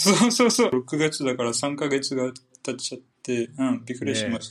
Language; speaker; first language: Japanese; non-native, fluent; French